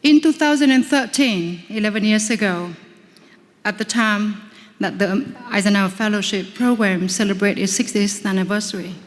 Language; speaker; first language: English; non-native, fluent; Vietnamese